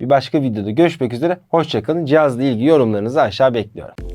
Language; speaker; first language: Turkish; native; Turkish